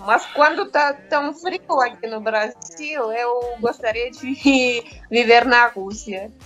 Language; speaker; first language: Portuguese; non-native, fluent; Russian